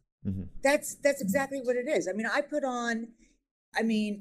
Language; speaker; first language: English; native; English